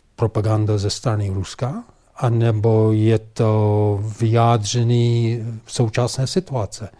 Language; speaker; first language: Czech; non-native, fluent; English